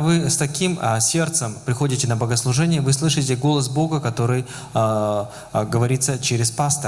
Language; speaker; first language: Russian; native; Russian